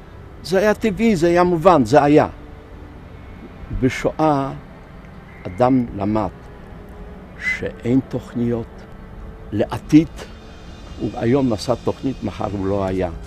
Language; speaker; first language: Hebrew; non-native, fluent; Polish